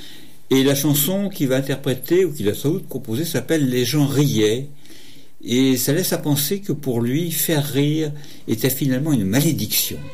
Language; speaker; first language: French; native; French